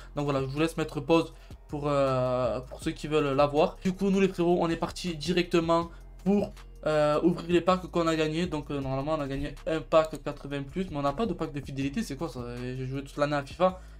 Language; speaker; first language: French; native; French